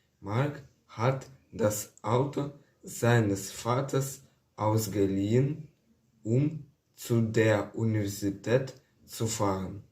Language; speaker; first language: German; non-native, fluent; Ukrainian